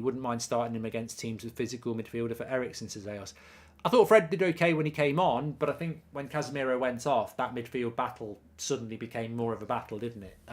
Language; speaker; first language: English; native; English